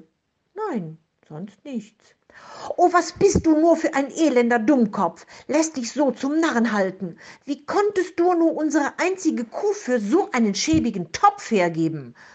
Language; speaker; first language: German; native; German